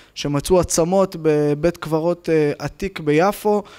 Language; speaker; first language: Hebrew; native; Hebrew